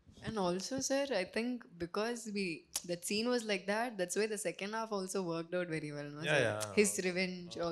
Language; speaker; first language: Telugu; non-native, fluent; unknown